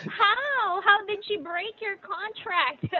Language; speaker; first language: English; non-native, fluent; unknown